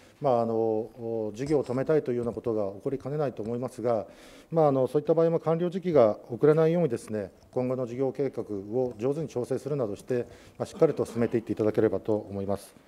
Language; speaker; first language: Japanese; native; Japanese